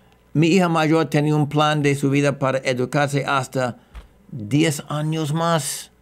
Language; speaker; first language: Spanish; non-native, fluent; English